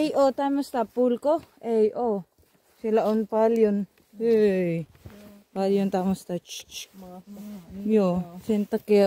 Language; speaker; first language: Finnish; non-native, learner; Filipino